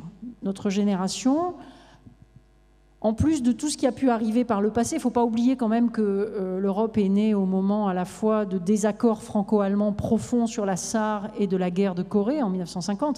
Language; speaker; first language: French; native; French